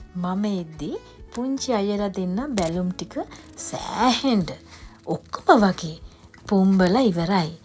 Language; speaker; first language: Sinhala; native; Sinhala